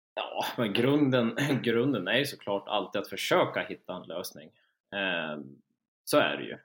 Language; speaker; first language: Swedish; native; Swedish